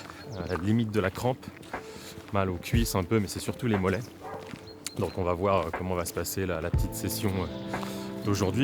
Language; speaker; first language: French; native; French